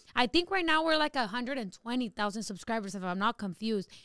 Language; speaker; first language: English; early bilingual, other home language; Spanish